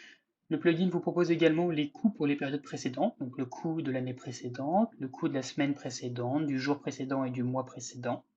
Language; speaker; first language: French; native; French